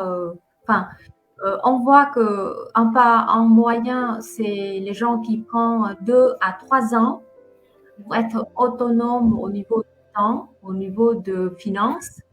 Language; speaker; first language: French; non-native, fluent; Vietnamese